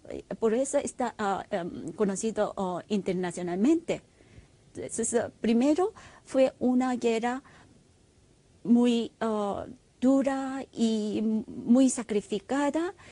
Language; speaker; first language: Spanish; non-native, fluent; Korean